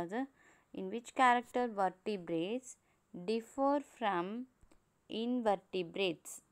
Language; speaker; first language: English; non-native, local second language; Tamil